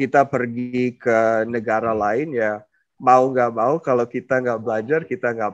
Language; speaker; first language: Indonesian; non-native, fluent; English